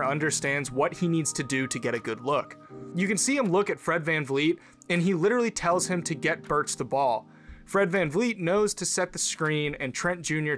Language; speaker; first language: English; native; English